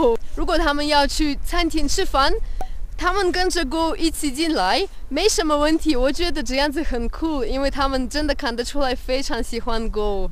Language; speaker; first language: Chinese; non-native, fluent; Russian